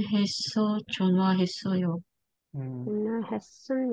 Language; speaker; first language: Korean; non-native, learner; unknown